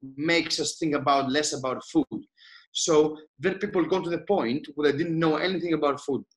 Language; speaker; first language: English; non-native, fluent; Greek